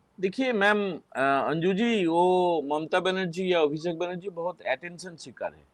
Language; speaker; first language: Hindi; non-native, local second language; Bangla